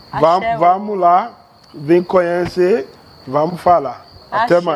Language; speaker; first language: Portuguese; non-native, learner; Yoruba